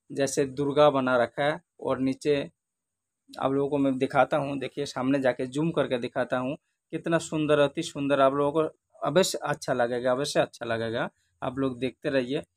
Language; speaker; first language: Hindi; non-native, local second language; Bangla